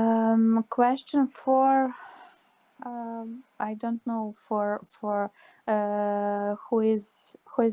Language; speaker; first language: English; non-native, learner; Serbian